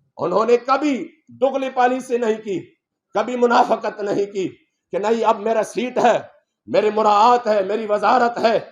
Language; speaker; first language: Urdu; non-native, local second language; Pashto